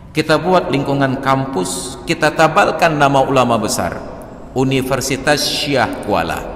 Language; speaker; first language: Indonesian; native; Indonesian